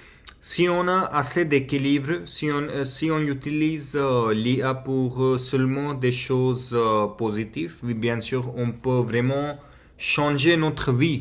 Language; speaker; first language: French; non-native, fluent; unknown